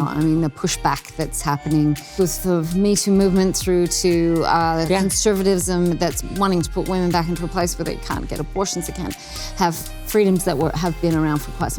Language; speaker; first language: English; native; English